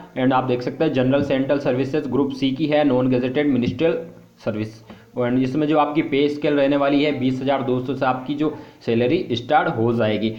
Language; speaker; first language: Hindi; native; Hindi